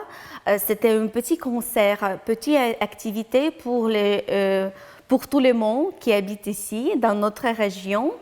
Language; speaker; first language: French; non-native, learner; Ukrainian